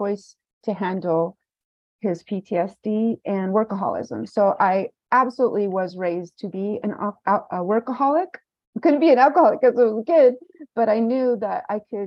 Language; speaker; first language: English; native; English